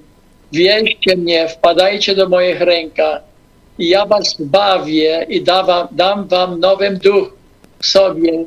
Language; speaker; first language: Polish; non-native, fluent; English